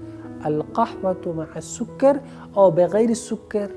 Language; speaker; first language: Arabic; non-native, fluent; Urdu